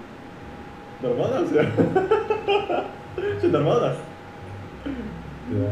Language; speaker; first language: Russian; non-native, learner; Indonesian